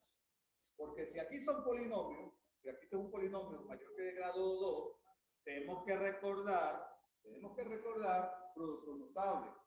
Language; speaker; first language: Spanish; native; Spanish